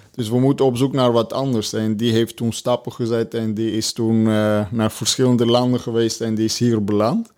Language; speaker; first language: Dutch; early bilingual, other home language; Armenian